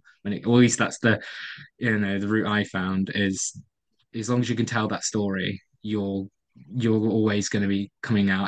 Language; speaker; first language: English; native; English